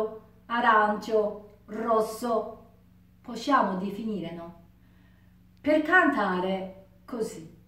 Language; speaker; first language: Italian; non-native, learner; Japanese